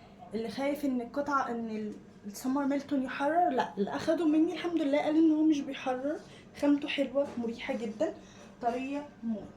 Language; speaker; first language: Arabic; native; Arabic